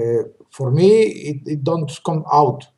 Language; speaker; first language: English; non-native, learner; Spanish